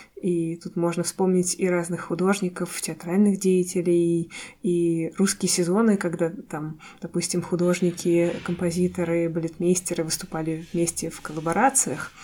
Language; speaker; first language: Russian; native; Russian